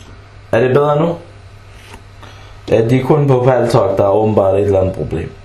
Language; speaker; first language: Danish; early bilingual, other home language; Arabic